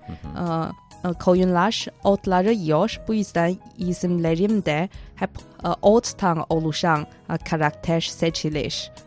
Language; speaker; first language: Turkish; non-native, fluent; Chinese